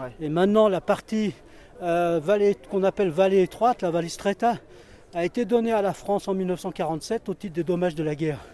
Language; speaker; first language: French; native; French